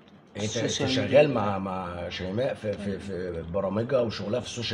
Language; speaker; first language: Arabic; native; Arabic